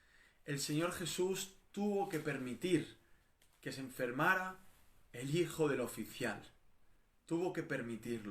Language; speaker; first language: Spanish; native; Spanish